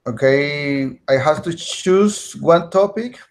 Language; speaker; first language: English; non-native, learner; Spanish